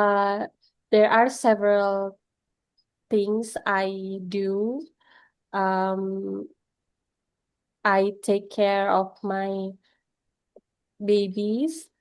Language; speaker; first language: English; non-native, learner; Indonesian